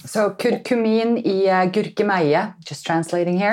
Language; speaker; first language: English; non-native, fluent; Norwegian